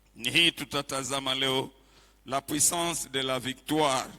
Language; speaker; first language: French; non-native, local second language; Swahili